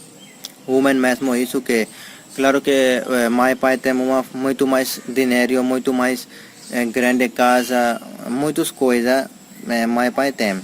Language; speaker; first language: Portuguese; non-native, learner; Hindi